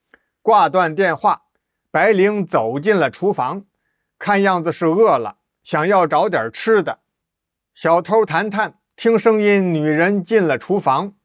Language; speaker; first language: Chinese; native; Chinese